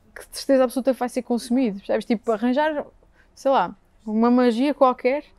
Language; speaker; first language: Portuguese; native; Portuguese